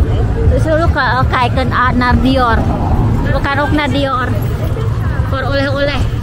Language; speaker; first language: Dutch; non-native, learner; Indonesian